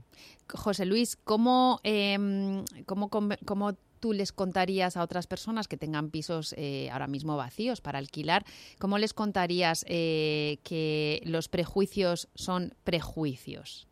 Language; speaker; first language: Spanish; native; Spanish